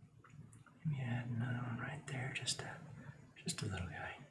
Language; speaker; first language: English; native; English